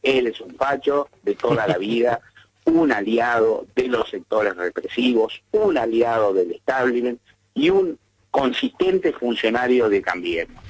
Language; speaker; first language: Spanish; native; Spanish